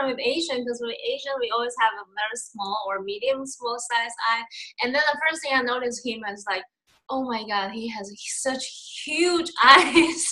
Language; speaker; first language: English; non-native, fluent; Chinese